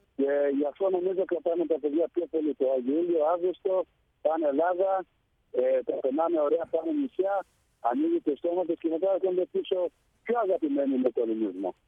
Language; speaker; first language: Greek; early bilingual, heritage; Greek